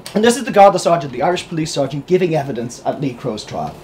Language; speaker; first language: English; native; English